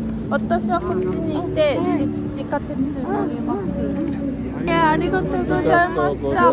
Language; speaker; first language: Japanese; non-native, learner; Korean